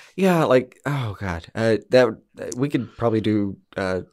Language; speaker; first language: English; native; English